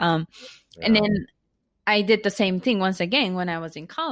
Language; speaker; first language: English; non-native, fluent; Japanese